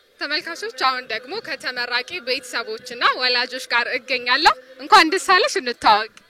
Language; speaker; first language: Amharic; native; Amharic